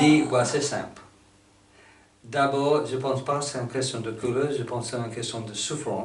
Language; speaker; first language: French; non-native, fluent; English